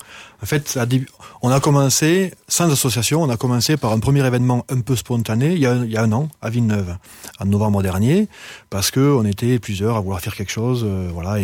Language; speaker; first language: French; native; French